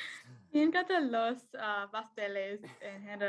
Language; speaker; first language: Spanish; non-native, learner; English